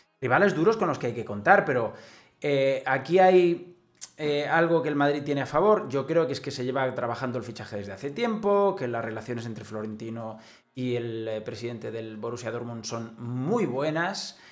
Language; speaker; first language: Spanish; native; Spanish